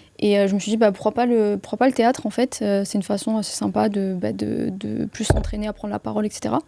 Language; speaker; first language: French; native; French